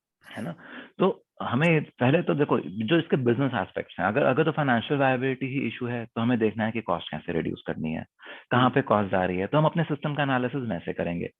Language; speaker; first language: Hindi; native; Hindi